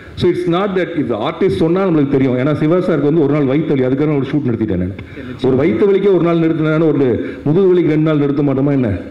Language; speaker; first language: Tamil; native; Tamil